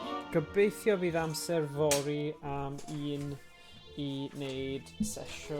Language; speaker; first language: Welsh; native; Welsh